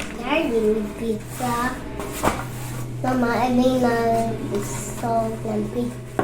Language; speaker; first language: Swedish; early bilingual, other home language; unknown